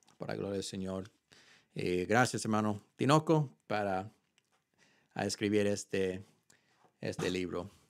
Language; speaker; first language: Spanish; early bilingual, heritage; Spanish